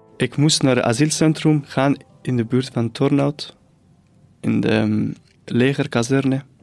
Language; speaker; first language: Dutch; non-native, fluent; Persian